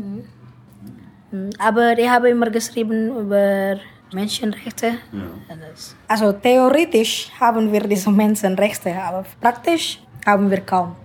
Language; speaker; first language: German; non-native, learner; Indonesian